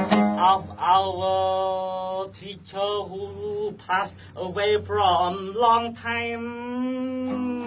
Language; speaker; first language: English; non-native, learner; Khmer